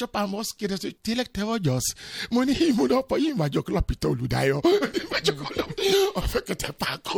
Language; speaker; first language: Hungarian; non-native, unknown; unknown